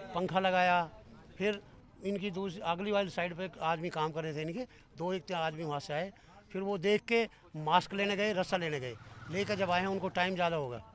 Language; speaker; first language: Hindi; native; Hindi